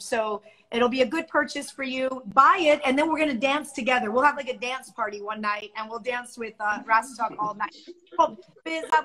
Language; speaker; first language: English; early bilingual, other home language; Persian